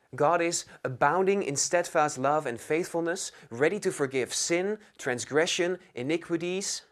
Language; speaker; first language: English; non-native, fluent; Dutch